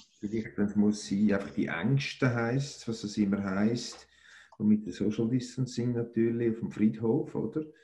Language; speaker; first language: German; native; German